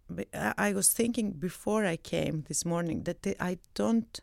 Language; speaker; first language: English; non-native, fluent; Greek